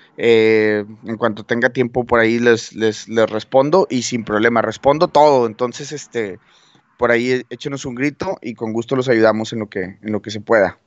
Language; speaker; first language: Spanish; native; Spanish